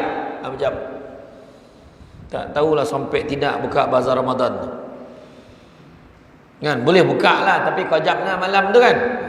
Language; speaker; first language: Malay; native; Malay